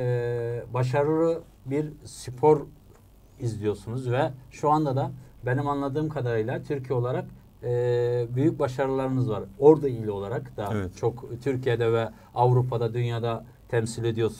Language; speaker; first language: Turkish; native; Turkish